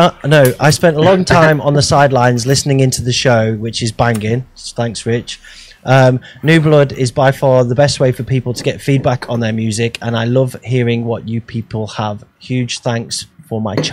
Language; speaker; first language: English; native; English